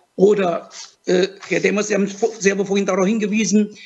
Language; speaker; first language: German; non-native, fluent; Chinese